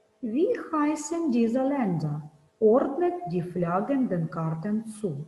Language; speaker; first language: German; non-native, fluent; Ukrainian